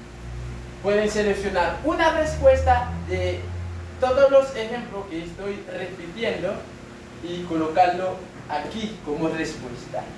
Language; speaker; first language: Spanish; non-native, learner; French